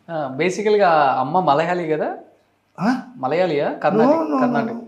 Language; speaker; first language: Telugu; native; Telugu